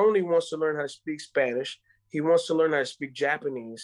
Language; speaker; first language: English; non-native, fluent; Spanish